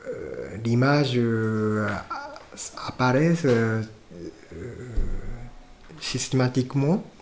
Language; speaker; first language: French; non-native, fluent; Japanese